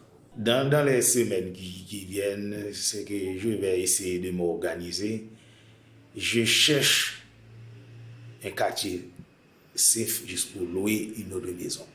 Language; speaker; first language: French; non-native, local second language; Haitian Creole